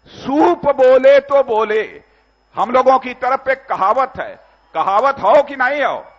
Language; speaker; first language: Hindi; native; Hindi